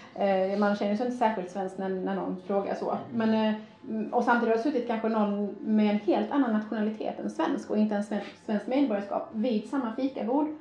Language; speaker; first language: Swedish; early bilingual, other home language; Persian